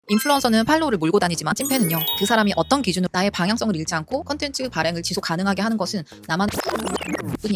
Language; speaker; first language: Korean; native; Korean